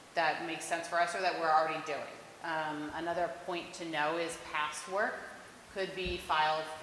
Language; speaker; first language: English; native; English